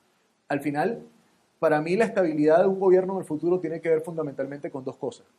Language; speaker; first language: Spanish; native; Spanish